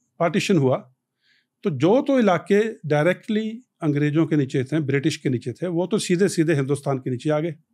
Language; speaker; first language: Hindi; non-native, local second language; Punjabi